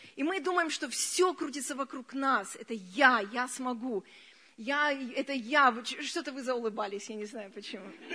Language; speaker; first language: Russian; early bilingual, other home language; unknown